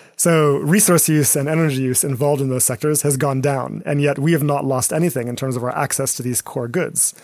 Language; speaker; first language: English; native; English